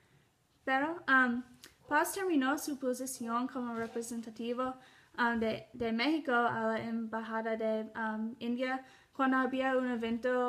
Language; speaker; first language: Spanish; non-native, learner; English